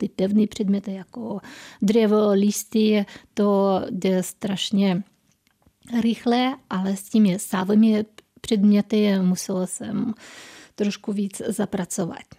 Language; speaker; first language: Czech; non-native, fluent; Russian